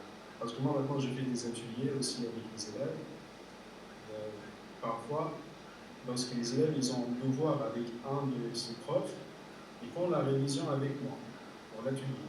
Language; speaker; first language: French; non-native, fluent; Arabic